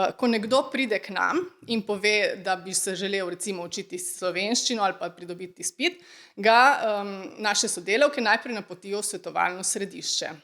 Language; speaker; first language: Slovenian; native; Slovenian